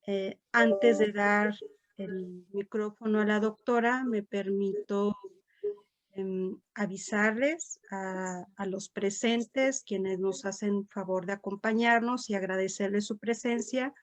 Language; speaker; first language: Spanish; native; Spanish